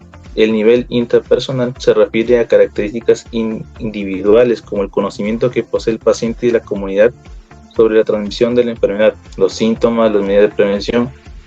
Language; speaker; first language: Spanish; native; Spanish